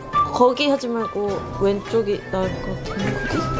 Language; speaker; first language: Korean; native; Korean